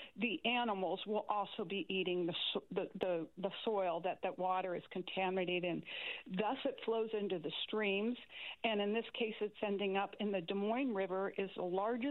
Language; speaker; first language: English; native; English